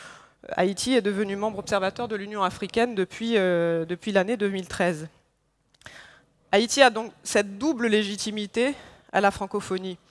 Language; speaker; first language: French; non-native, local second language; Haitian Creole